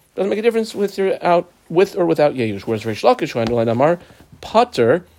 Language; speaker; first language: English; native; English